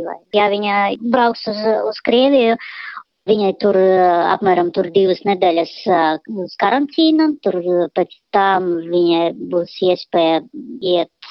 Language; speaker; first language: Latvian; non-native, local second language; Russian